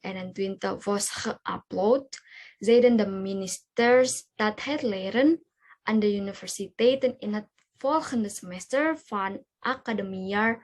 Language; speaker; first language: Dutch; non-native, learner; Indonesian